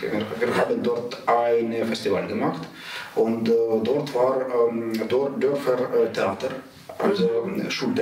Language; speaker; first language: German; non-native, learner; Ukrainian